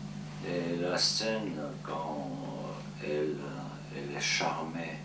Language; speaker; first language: French; non-native, fluent; Georgian